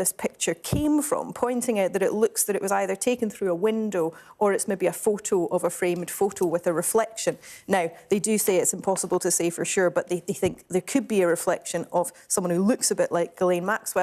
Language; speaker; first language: English; native; English